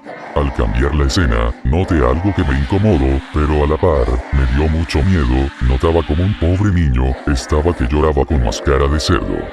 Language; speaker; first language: Spanish; native; Spanish